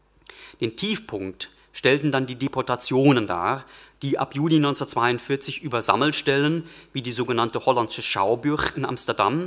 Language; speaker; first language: German; native; German